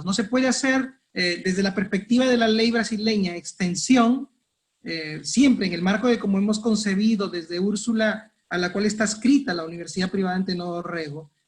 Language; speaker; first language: Spanish; native; Spanish